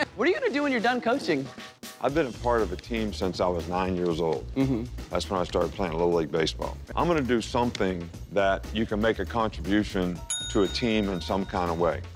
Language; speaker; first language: English; native; English